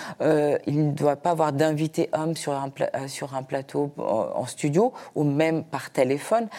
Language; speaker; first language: French; early bilingual, other home language; Persian